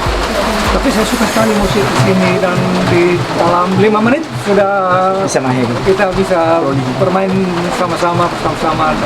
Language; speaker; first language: Indonesian; non-native, fluent; Dutch